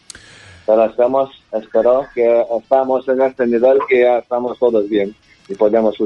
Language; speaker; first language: Spanish; non-native, learner; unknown